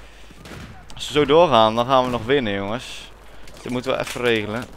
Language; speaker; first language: Dutch; native; Dutch